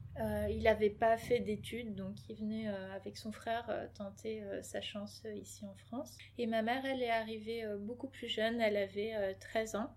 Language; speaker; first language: French; early bilingual, other home language; Portuguese